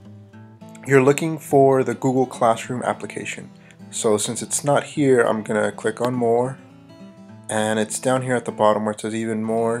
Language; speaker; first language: English; native; English